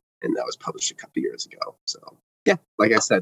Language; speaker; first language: English; native; English